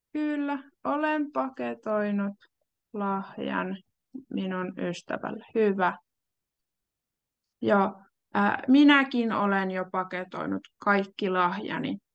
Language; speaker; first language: Finnish; native; Finnish